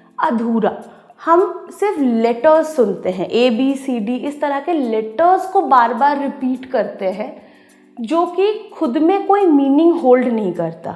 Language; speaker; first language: Hindi; non-native, local second language; Odia